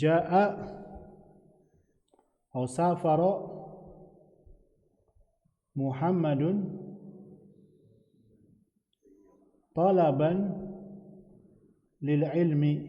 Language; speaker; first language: Arabic; non-native, fluent; Indonesian